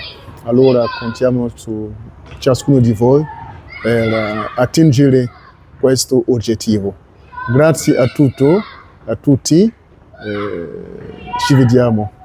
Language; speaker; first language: Italian; non-native, learner; French